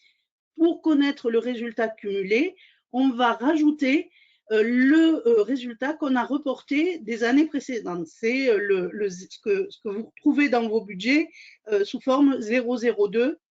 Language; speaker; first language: French; native; French